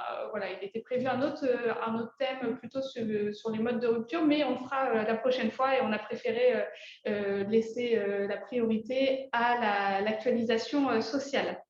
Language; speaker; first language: French; native; French